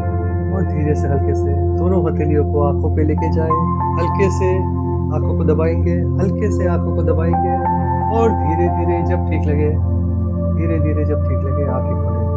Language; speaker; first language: Hindi; native; Hindi